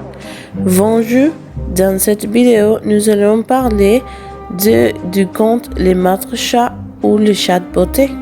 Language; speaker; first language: French; non-native, learner; Spanish